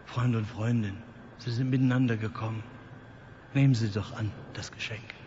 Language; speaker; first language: German; native; German